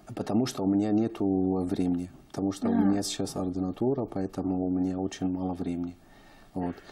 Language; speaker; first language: Russian; non-native, learner; Arabic